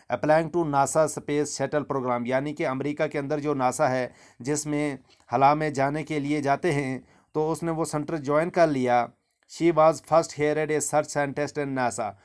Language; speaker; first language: Hindi; native; Hindi